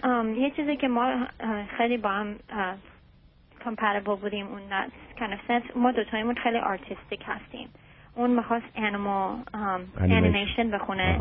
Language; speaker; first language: Persian; early bilingual, heritage; Persian